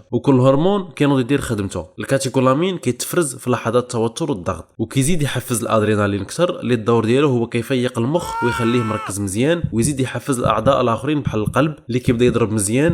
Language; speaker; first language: Arabic; native; Arabic